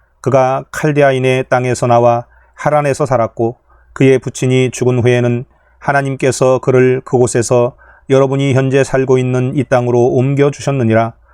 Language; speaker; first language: Korean; native; Korean